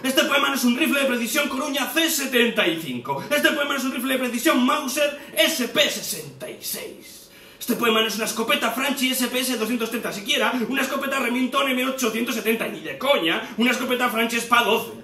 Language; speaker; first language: Spanish; native; Spanish